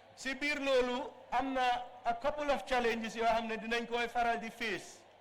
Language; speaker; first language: Wolof; native; Wolof